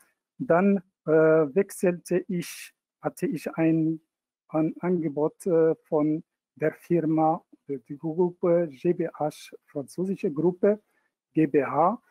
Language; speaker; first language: German; non-native, fluent; Arabic